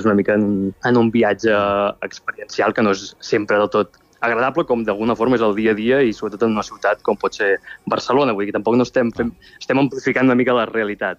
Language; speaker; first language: Catalan; native; Catalan